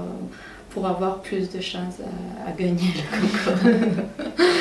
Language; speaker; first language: French; non-native, fluent; Armenian